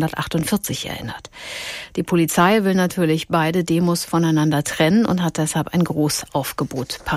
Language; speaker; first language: German; native; German